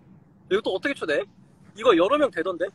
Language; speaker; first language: Korean; native; Korean